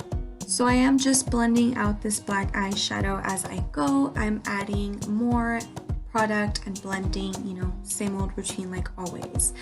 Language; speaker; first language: English; native; English